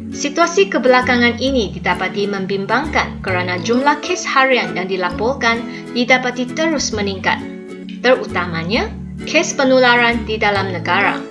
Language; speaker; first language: Malay; non-native, local second language; Chinese